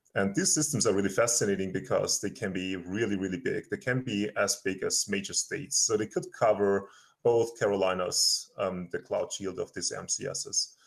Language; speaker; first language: English; non-native, fluent; German